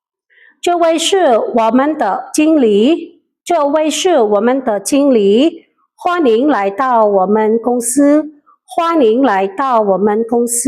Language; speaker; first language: Chinese; non-native, fluent; Khmer